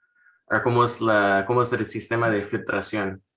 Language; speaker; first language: Spanish; non-native, fluent; English